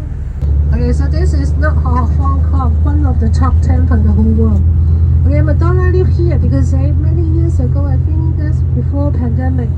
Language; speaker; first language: English; non-native, fluent; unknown